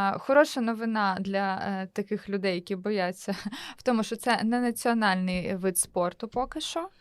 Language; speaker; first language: Ukrainian; native; Ukrainian